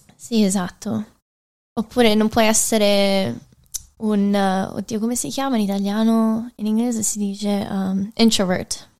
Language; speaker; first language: Italian; early bilingual, heritage; English